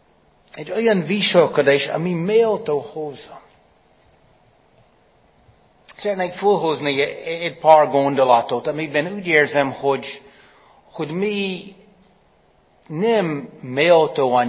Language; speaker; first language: Hungarian; non-native, fluent; English